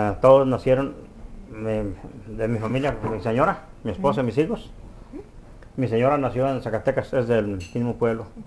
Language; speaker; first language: Spanish; native; Spanish